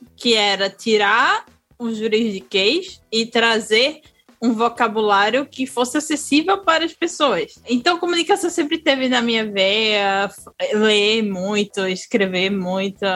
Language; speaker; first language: Portuguese; native; Portuguese